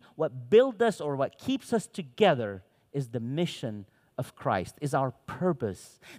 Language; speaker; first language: English; non-native, fluent; Arabic